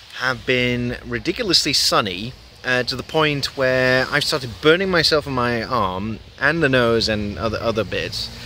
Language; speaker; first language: English; native; English